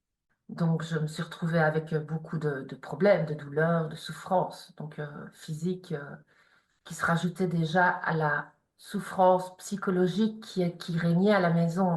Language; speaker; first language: French; native; French